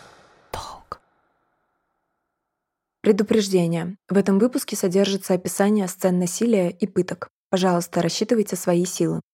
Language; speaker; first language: Russian; native; Russian